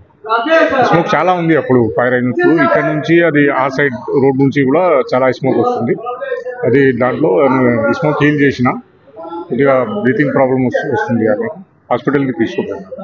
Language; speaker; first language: Telugu; non-native, local second language; Urdu